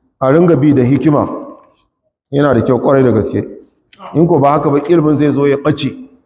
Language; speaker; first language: Hausa; non-native, local second language; Kanuri